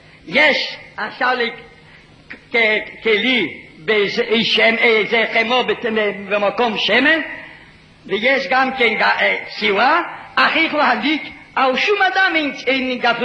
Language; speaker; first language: Hebrew; non-native, fluent; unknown